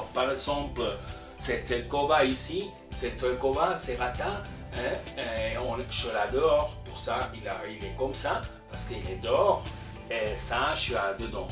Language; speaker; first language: French; non-native, local second language; German